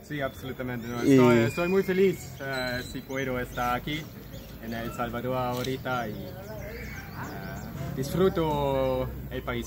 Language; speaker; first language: Spanish; non-native, fluent; German